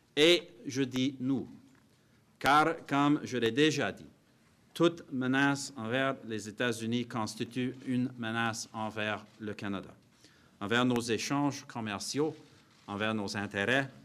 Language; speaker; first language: French; non-native, fluent; English